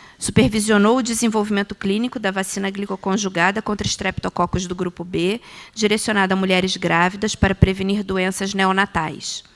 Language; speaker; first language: Portuguese; native; Portuguese